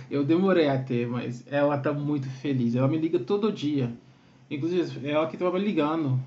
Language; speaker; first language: Portuguese; non-native, fluent; Akan